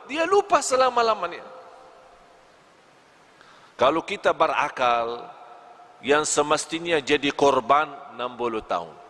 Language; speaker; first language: Indonesian; non-native, fluent; Arabic